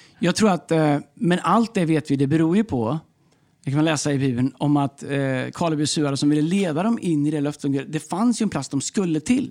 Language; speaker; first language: Swedish; native; Swedish